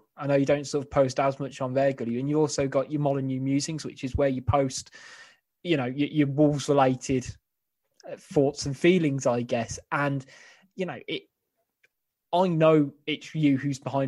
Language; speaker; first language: English; native; English